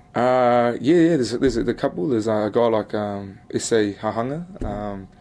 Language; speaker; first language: English; native; English